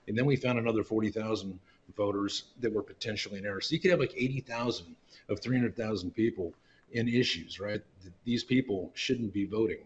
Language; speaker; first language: English; native; English